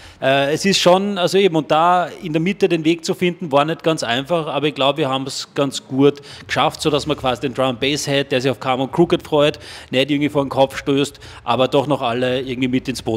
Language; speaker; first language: German; native; German